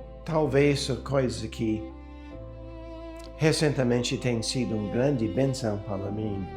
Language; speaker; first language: Portuguese; non-native, fluent; English